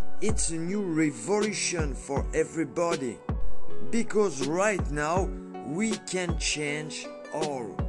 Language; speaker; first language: English; non-native, learner; French